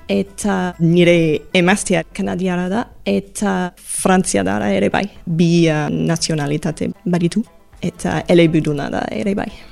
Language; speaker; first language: Basque; non-native, learner; English